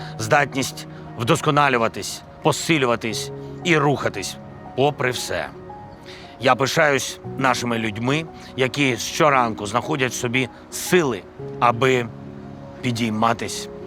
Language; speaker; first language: Ukrainian; non-native, local second language; Russian